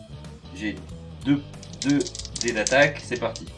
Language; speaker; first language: French; native; French